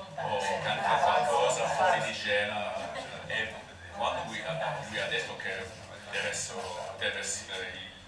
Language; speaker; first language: Italian; non-native, learner; English